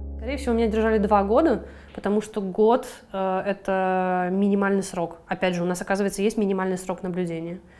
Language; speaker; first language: Russian; native; Russian